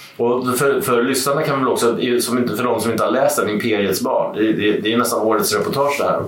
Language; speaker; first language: Swedish; native; Swedish